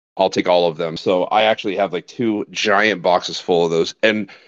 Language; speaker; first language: English; native; English